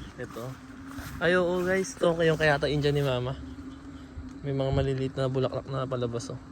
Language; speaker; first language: Filipino; native; Filipino